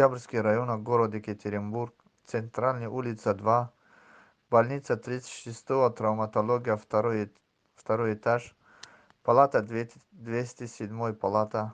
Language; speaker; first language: Russian; non-native, learner; Tajik